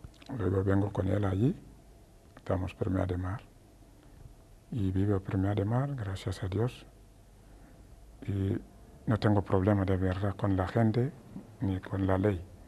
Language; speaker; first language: Spanish; non-native, learner; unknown